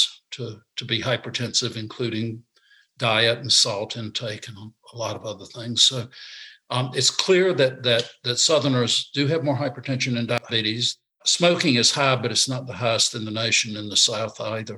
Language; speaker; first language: English; native; English